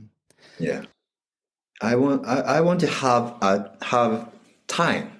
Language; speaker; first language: English; non-native, learner; Japanese